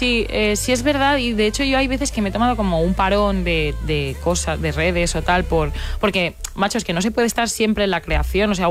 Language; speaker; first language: Spanish; native; Spanish